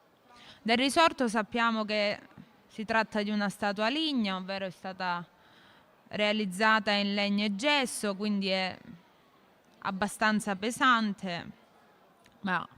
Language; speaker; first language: Italian; native; Italian